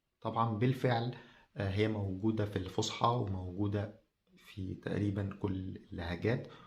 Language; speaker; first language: Arabic; native; Arabic